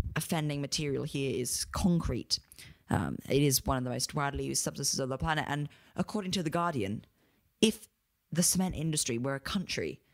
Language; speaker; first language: English; native; English